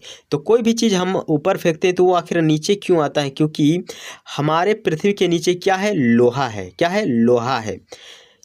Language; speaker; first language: Hindi; native; Hindi